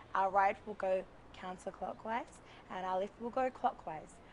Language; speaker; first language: English; native; English